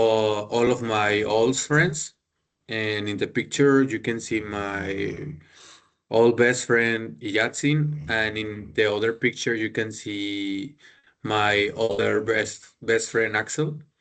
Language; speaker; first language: English; non-native, learner; Spanish